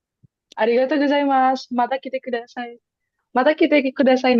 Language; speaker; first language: Japanese; non-native, learner; Indonesian